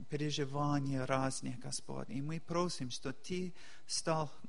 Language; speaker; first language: Russian; non-native, fluent; English